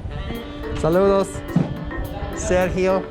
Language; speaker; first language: Spanish; non-native, learner; English